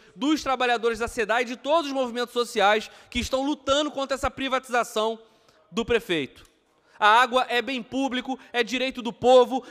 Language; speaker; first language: Portuguese; native; Portuguese